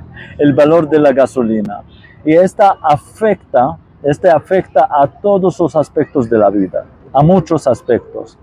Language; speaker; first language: Spanish; non-native, fluent; Arabic